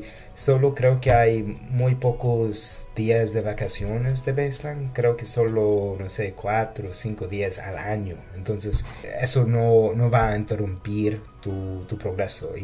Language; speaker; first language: Spanish; non-native, fluent; English